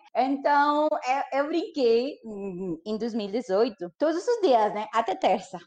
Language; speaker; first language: Portuguese; non-native, fluent; Spanish